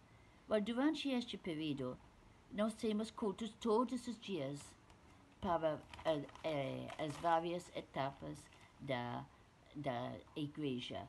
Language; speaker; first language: Portuguese; non-native, fluent; English